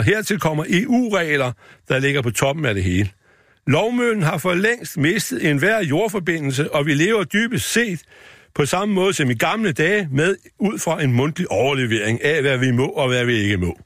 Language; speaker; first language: Danish; native; Danish